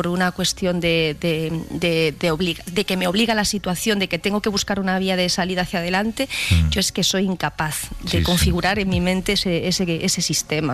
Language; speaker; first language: Spanish; native; Spanish